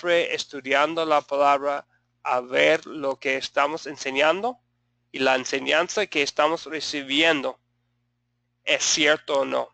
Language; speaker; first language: Spanish; non-native, fluent; English